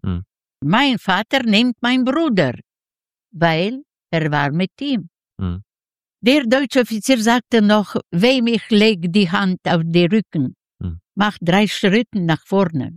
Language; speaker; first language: German; non-native, learner; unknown